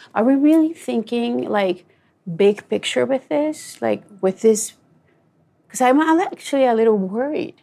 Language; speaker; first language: English; non-native, fluent; Spanish